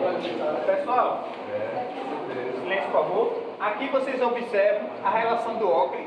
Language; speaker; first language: Portuguese; native; Portuguese